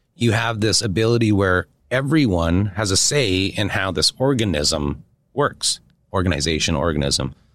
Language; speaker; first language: English; native; English